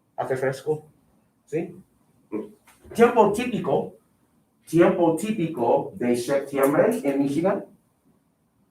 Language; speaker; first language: Spanish; non-native, fluent; English